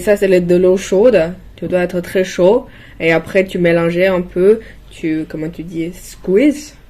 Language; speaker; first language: French; non-native, learner; Chinese